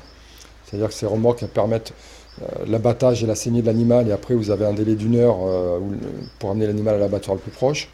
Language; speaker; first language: French; native; French